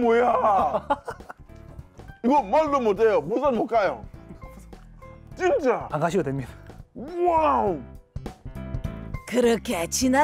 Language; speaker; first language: Korean; non-native, fluent; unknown